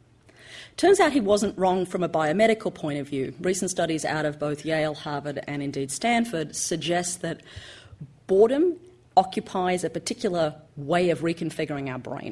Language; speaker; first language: English; native; English